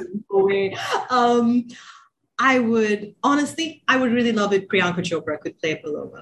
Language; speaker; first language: English; non-native, local second language; Sinhala